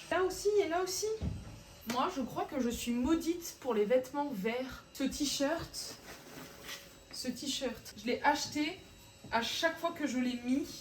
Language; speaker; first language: French; native; French